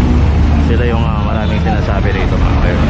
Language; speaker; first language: Filipino; native; Filipino